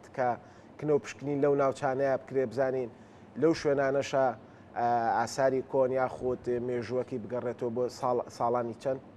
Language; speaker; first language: Central Kurdish; native; Central Kurdish